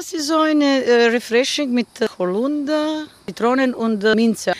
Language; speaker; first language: German; non-native, learner; Croatian